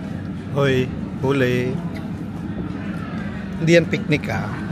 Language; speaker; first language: Filipino; native; Filipino